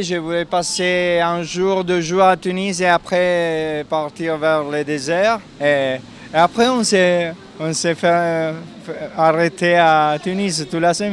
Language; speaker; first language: French; non-native, fluent; Italian